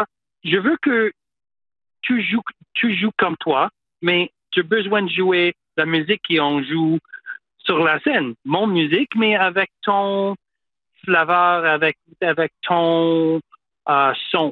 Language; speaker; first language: French; non-native, local second language; English